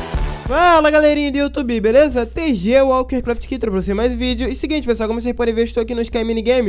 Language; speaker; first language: Portuguese; native; Portuguese